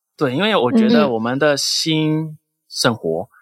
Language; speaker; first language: Chinese; non-native, fluent; Portuguese